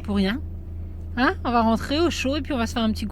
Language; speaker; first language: French; native; French